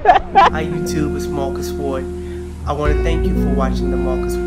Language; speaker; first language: English; native; English